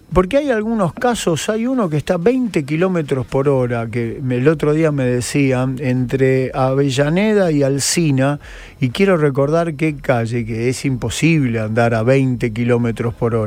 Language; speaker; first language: Spanish; native; Spanish